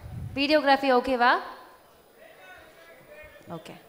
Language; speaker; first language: Tamil; native; Tamil